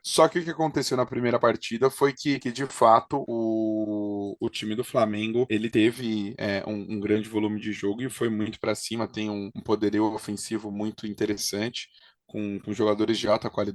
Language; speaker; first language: Portuguese; native; Portuguese